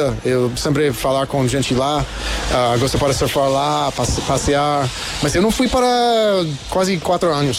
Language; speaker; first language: Portuguese; non-native, learner; English